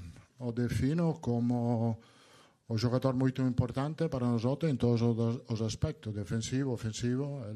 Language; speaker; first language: Spanish; non-native, learner; Italian